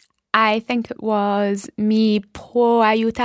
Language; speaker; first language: Italian; non-native, learner; English